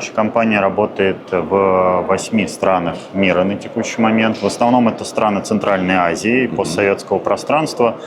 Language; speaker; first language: Russian; native; Russian